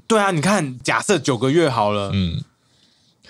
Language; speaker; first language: Chinese; native; Chinese